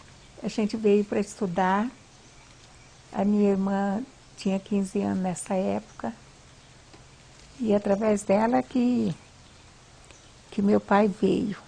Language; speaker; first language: Portuguese; non-native, local second language; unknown